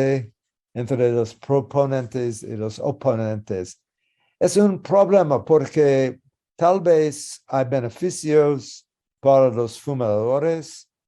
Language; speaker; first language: Spanish; non-native, learner; English